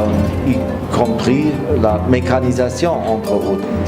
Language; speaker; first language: French; non-native, fluent; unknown